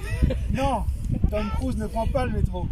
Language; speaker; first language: French; native; French